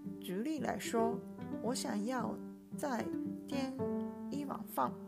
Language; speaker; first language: Chinese; non-native, learner; Japanese